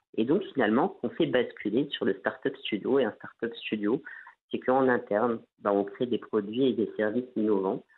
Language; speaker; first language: French; non-native, local second language; Arabic